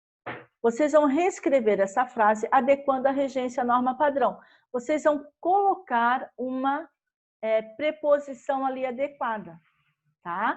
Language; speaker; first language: Portuguese; native; Portuguese